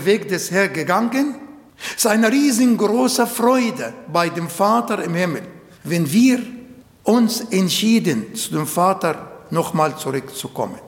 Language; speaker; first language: German; non-native, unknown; Arabic